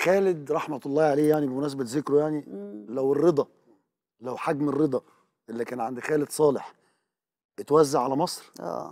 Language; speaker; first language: Arabic; native; Arabic